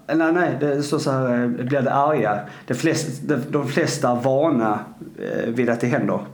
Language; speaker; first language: Swedish; native; Swedish